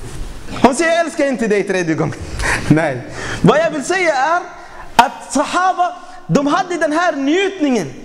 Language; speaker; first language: Swedish; non-native, fluent; Arabic